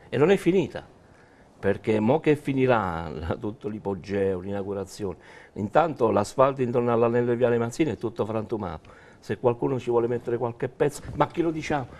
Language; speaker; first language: Italian; native; Italian